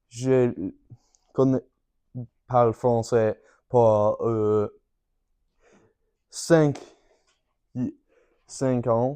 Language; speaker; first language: French; non-native, learner; English